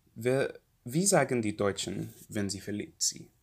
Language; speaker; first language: German; non-native, learner; English